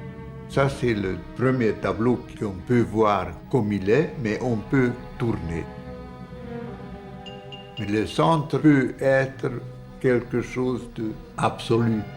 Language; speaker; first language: French; non-native, fluent; Hungarian